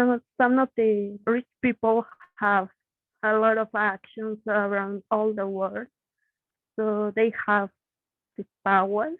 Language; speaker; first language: English; non-native, learner; Spanish